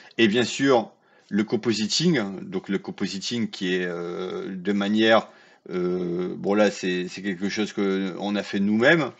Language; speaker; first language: French; native; French